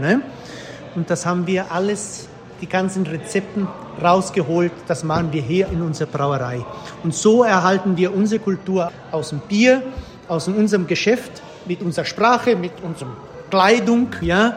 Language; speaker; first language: German; early bilingual, heritage; German